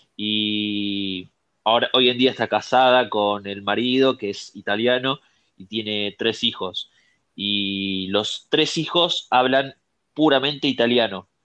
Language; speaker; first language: Spanish; native; Spanish